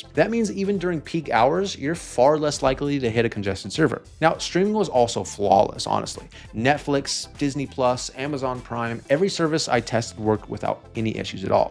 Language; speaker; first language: English; native; English